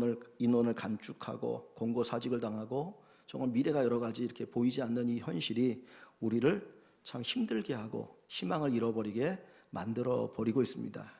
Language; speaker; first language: Korean; native; Korean